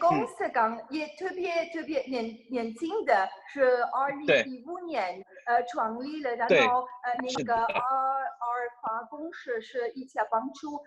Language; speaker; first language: Chinese; non-native, fluent; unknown